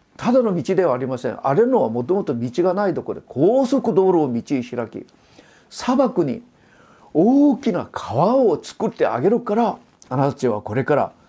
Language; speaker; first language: Japanese; non-native, fluent; Korean